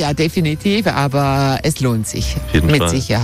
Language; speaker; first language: German; non-native, learner; Croatian